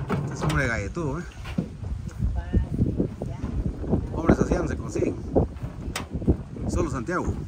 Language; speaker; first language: Spanish; native; Spanish